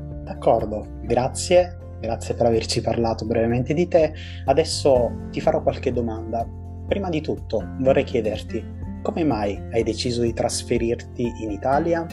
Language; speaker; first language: Italian; native; Italian